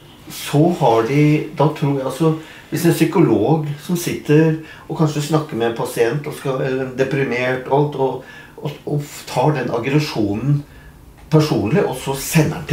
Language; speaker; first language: Norwegian; native; Norwegian